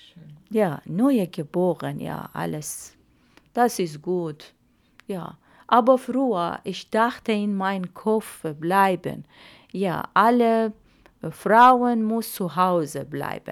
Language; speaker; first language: German; non-native, learner; Arabic